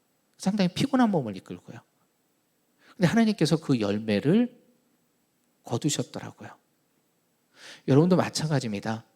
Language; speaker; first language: Korean; native; Korean